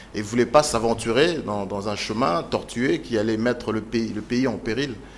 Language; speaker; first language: French; non-native, local second language; Lingala